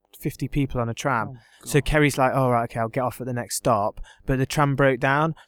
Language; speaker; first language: English; native; English